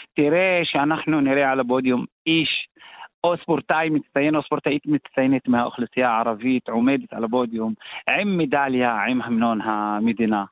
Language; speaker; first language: Hebrew; non-native, local second language; Arabic